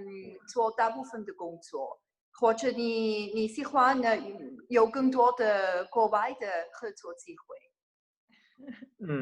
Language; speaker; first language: Chinese; non-native, fluent; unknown